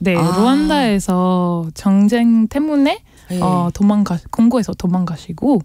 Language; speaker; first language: Korean; non-native, learner; French